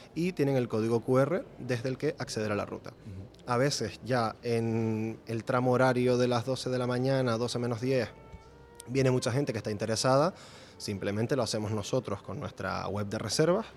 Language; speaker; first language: Spanish; native; Spanish